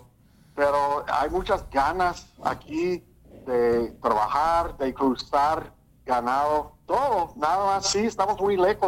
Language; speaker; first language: Spanish; early bilingual, heritage; Spanish